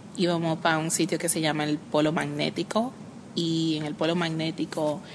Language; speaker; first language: Spanish; native; Spanish